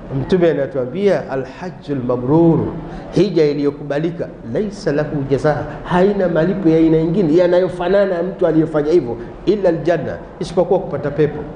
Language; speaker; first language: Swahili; native; Swahili